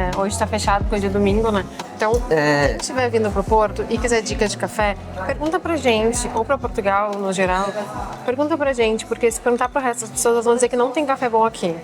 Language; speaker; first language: Portuguese; native; Portuguese